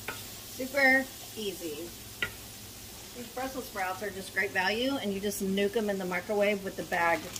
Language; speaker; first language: English; native; English